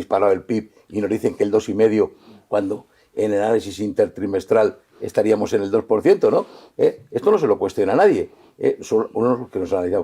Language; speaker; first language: Spanish; native; Spanish